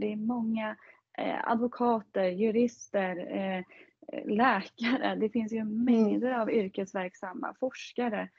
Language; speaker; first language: Swedish; native; Swedish